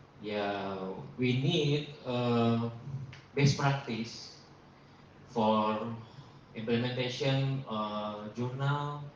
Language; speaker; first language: English; non-native, learner; Indonesian